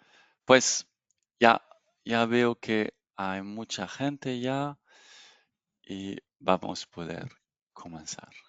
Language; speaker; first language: Spanish; non-native, learner; French